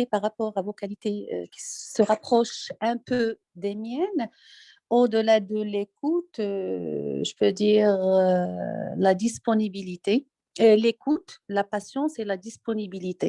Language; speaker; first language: French; non-native, local second language; Arabic